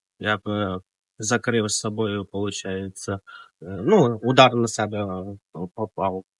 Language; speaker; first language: Ukrainian; native; Ukrainian